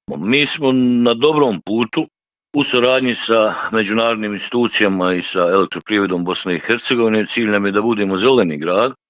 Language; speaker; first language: Bosnian; native; Bosnian